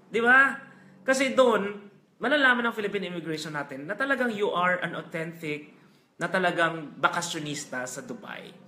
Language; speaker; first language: Filipino; non-native, local second language; Hiligaynon